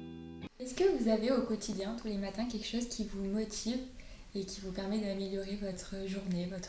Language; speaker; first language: French; native; French